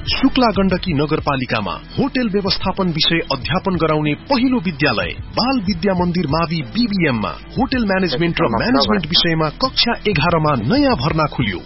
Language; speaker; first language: Nepali; native; Nepali